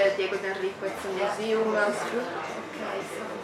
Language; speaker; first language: English; non-native, fluent; Italian